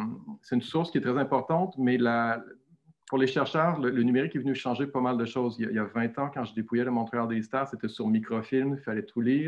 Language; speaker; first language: French; native; French